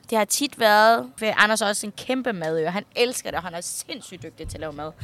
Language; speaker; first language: Danish; early bilingual, other home language; Thai